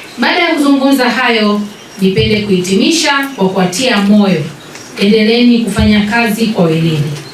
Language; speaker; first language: Swahili; native; Swahili